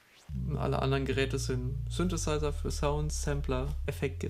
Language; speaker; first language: German; native; German